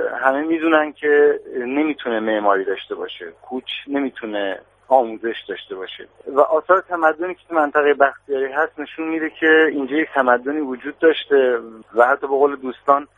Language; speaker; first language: Persian; native; Persian